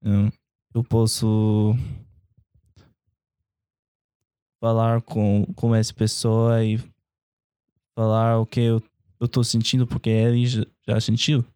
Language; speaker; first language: Portuguese; non-native, learner; English